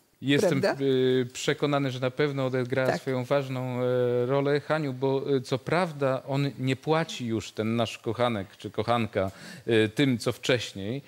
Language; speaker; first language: Polish; native; Polish